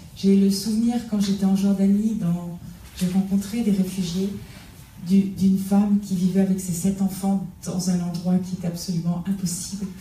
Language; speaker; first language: French; native; French